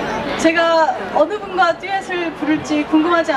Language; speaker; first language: Korean; native; Korean